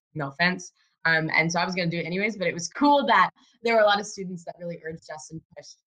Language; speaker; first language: English; native; English